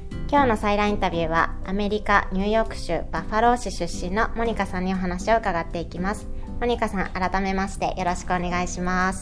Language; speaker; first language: Japanese; native; Japanese